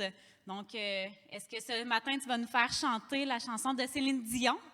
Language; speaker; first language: French; native; French